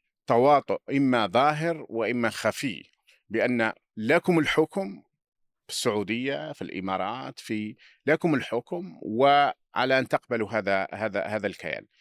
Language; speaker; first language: Arabic; native; Arabic